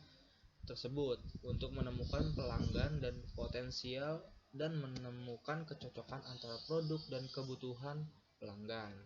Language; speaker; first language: Indonesian; native; Indonesian